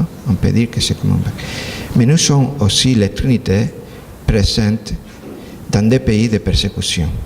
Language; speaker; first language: French; non-native, learner; Spanish